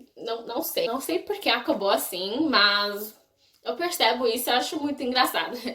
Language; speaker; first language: Portuguese; non-native, fluent; English